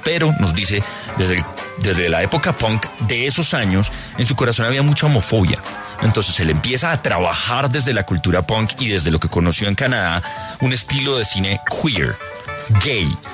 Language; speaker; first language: Spanish; native; Spanish